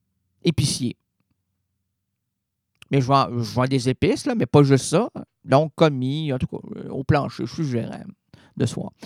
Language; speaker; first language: French; native; French